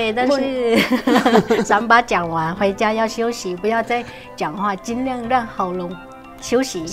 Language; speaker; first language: Chinese; non-native, local second language; Vietnamese